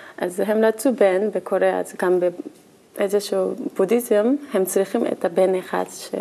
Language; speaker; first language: Hebrew; non-native, learner; Korean